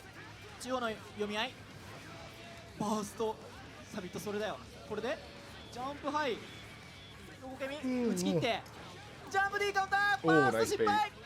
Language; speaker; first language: Japanese; native; Japanese